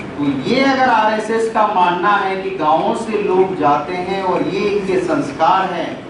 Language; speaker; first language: Hindi; non-native, local second language; Gujarati